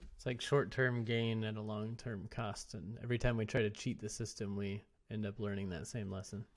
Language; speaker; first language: English; native; English